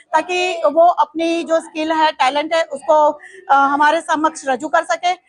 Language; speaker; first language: Hindi; non-native, local second language; Gujarati